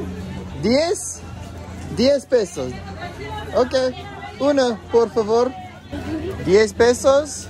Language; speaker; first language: Spanish; non-native, learner; English